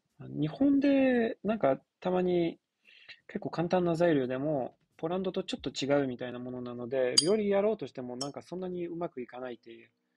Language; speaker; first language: Japanese; non-native, fluent; Polish